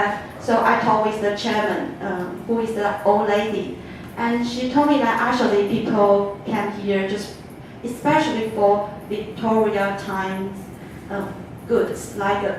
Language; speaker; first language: English; non-native, fluent; Chinese